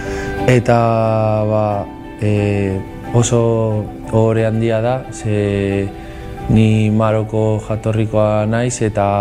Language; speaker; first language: Basque; early bilingual, other home language; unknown